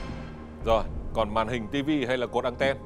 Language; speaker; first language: Vietnamese; native; Vietnamese